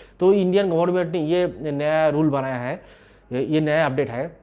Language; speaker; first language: Hindi; non-native, local second language; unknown